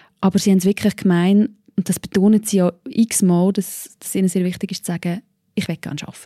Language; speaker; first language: German; native; German